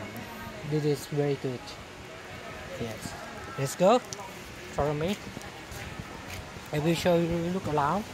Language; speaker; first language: English; non-native, learner; Thai